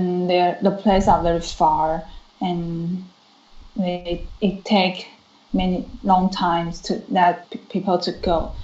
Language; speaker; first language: English; non-native, learner; Chinese